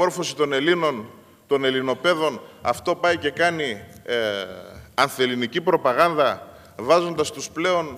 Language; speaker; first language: Greek; native; Greek